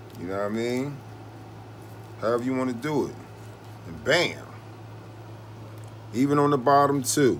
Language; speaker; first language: English; native; English